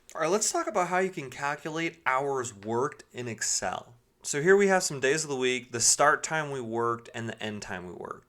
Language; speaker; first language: English; native; English